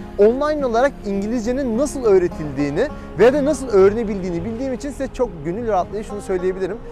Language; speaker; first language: Turkish; native; Turkish